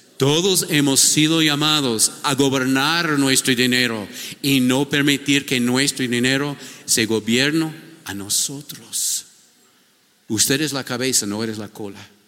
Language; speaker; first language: Spanish; non-native, fluent; English